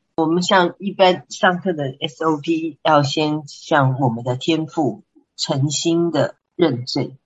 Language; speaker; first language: Chinese; native; Chinese